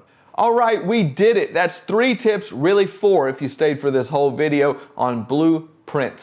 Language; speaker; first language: English; native; English